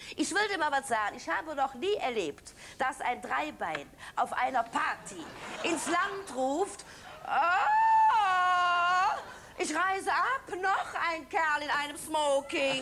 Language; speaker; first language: German; native; German